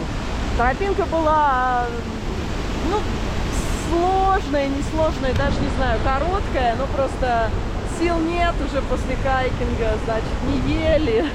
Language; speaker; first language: Russian; native; Russian